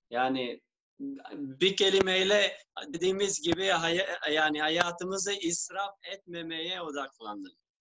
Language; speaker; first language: Turkish; non-native, fluent; Albanian